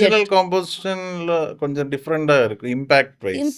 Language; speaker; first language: Tamil; non-native, fluent; Malayalam